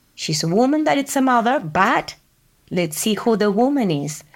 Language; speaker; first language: English; non-native, fluent; Spanish